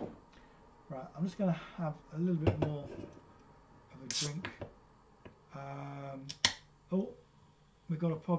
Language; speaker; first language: English; native; English